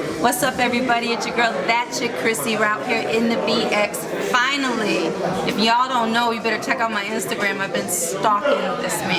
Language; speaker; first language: English; native; English